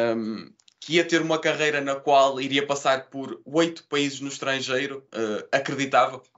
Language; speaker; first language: Portuguese; native; Portuguese